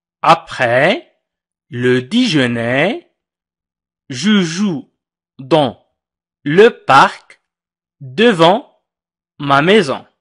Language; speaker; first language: French; non-native, fluent; Arabic